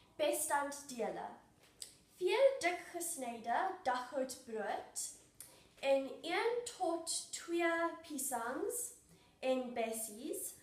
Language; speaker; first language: Afrikaans; non-native, local second language; English